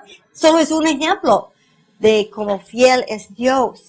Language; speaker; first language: Spanish; non-native, fluent; English